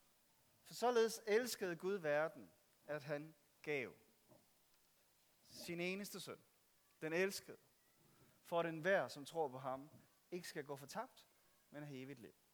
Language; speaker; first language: Danish; native; Danish